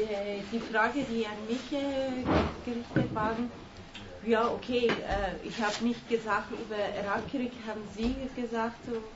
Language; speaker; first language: German; non-native, fluent; Persian